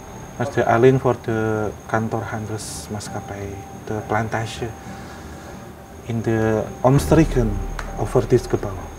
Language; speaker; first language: Dutch; non-native, learner; Indonesian